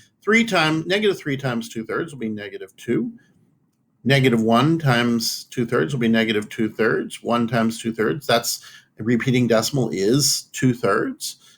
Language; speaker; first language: English; native; English